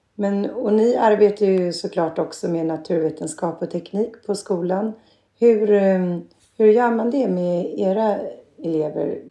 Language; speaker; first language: Swedish; native; Swedish